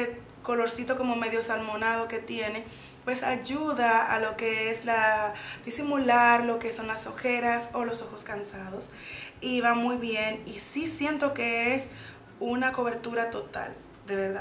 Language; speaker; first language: Spanish; native; Spanish